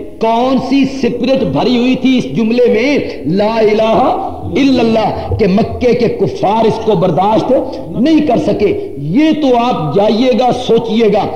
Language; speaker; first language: Urdu; non-native, local second language; Punjabi